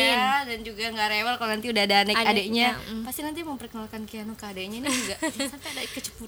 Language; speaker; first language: Indonesian; native; Indonesian